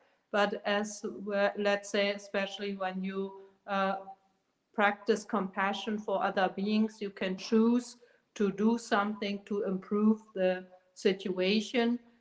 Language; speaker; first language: English; non-native, fluent; German